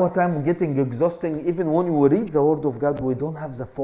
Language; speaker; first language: English; non-native, fluent; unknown